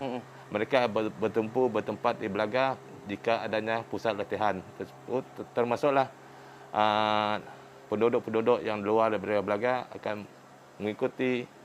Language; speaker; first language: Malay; non-native, local second language; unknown